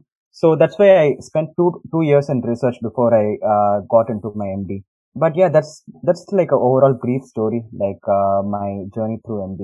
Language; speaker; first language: English; non-native, local second language; Tamil